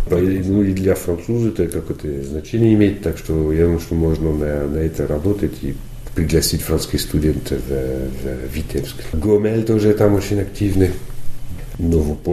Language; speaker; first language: Russian; non-native, fluent; French